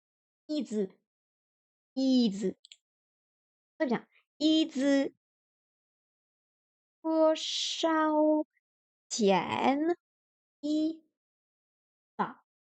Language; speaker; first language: Chinese; non-native, learner; French